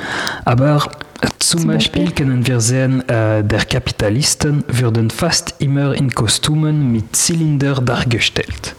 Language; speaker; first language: German; non-native, learner; French